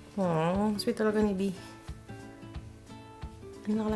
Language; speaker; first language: Filipino; native; Filipino